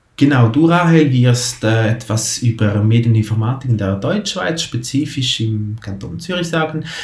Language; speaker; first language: German; non-native, local second language; Romansh